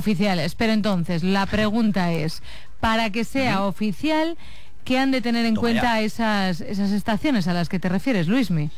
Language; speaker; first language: Spanish; native; Spanish